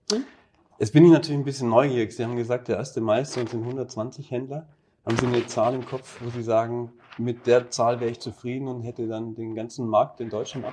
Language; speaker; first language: German; native; German